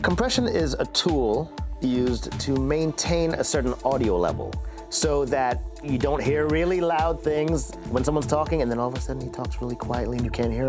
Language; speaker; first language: English; native; English